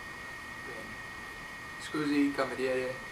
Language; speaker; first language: Italian; non-native, learner; English